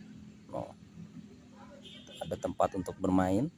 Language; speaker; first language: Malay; non-native, local second language; Sundanese